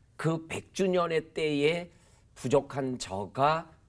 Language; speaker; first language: Korean; native; Korean